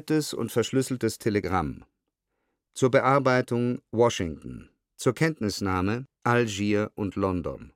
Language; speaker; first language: German; native; German